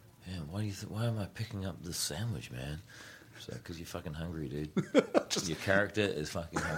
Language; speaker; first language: English; native; English